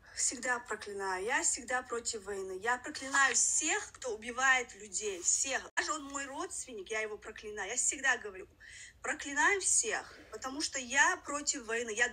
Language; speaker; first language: Russian; non-native, local second language; Chechen